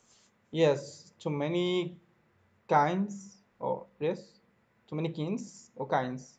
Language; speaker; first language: English; non-native, learner; Spanish